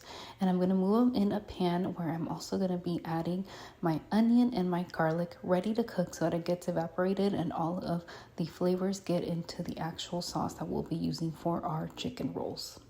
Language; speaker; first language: English; early bilingual, other home language; Spanish